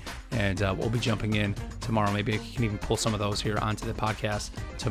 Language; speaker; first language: English; native; English